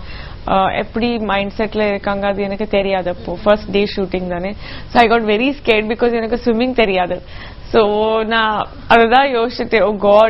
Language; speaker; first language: Tamil; non-native, local second language; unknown